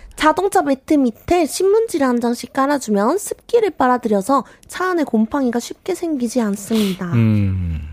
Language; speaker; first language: Korean; native; Korean